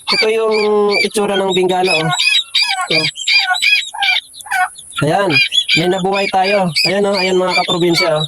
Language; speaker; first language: Filipino; non-native, local second language; Bikol